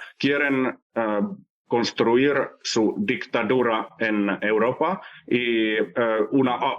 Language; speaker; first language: Spanish; non-native, fluent; Finnish